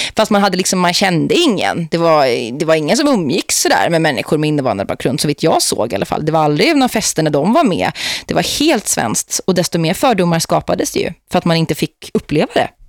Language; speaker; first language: Swedish; native; Swedish